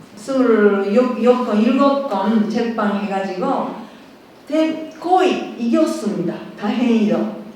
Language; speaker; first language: Korean; non-native, fluent; Japanese